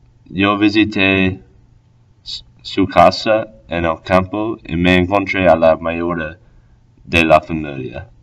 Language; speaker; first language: Spanish; non-native, learner; English